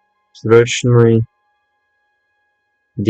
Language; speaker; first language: Russian; non-native, learner; English